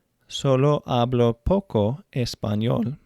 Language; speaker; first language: Spanish; non-native, fluent; English